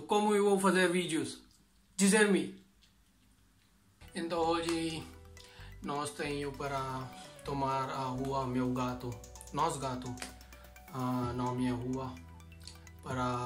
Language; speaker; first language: Portuguese; non-native, learner; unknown